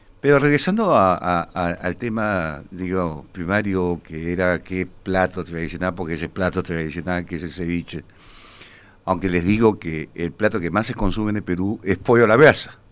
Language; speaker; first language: Spanish; native; Spanish